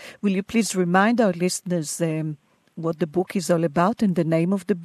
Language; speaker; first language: English; non-native, fluent; Hebrew